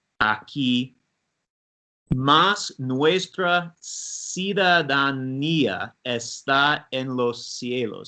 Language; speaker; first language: Spanish; non-native, learner; English